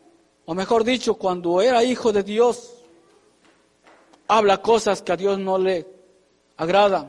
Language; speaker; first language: Spanish; native; Spanish